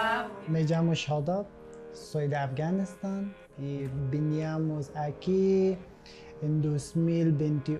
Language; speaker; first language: Spanish; non-native, learner; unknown